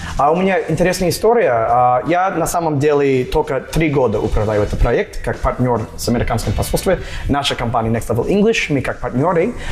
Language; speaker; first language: Russian; non-native, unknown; English